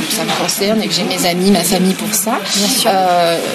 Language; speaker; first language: French; native; French